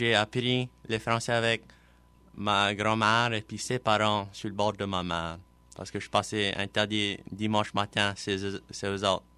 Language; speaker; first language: French; non-native, local second language; English